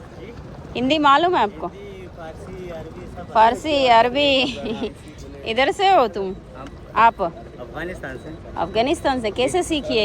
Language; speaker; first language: Hindi; non-native, local second language; Telugu